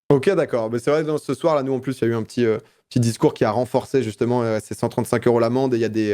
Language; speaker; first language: French; native; French